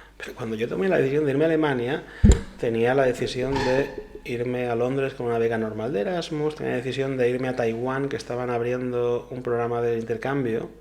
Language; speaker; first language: Spanish; native; Spanish